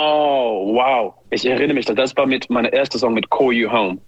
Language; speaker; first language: German; non-native, learner; English